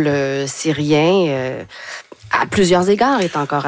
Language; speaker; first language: French; native; French